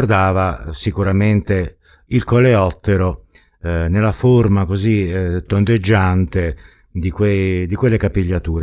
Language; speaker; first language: Italian; native; Italian